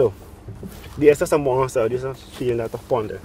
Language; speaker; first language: Spanish; non-native, learner; Dutch